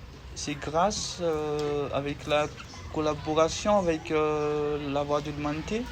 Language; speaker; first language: French; non-native, local second language; Malagasy